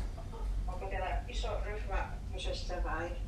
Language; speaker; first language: Finnish; non-native, fluent; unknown